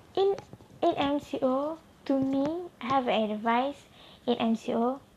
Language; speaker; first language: English; non-native, local second language; Malay